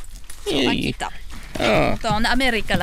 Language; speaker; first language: Finnish; non-native, learner; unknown